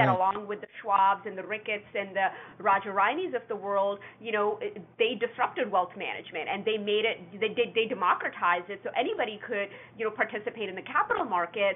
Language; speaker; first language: English; native; English